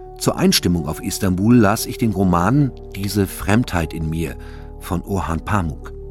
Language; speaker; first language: German; native; German